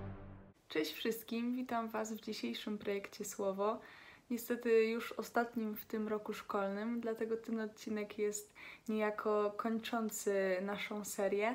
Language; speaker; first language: Polish; native; Polish